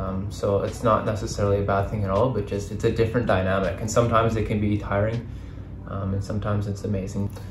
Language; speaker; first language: English; native; English